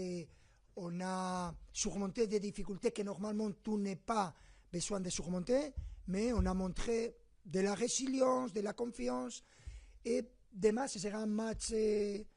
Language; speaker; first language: French; non-native, fluent; Spanish